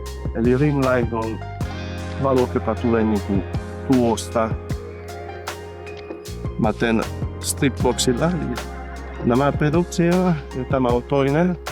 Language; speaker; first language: Finnish; non-native, fluent; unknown